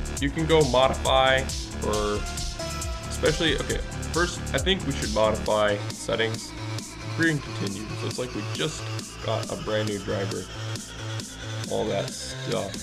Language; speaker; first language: English; native; English